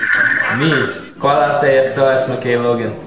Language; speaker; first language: Spanish; non-native, learner; English